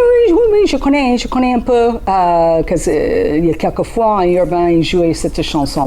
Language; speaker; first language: French; non-native, learner; English